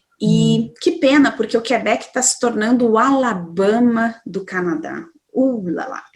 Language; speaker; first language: Portuguese; native; Portuguese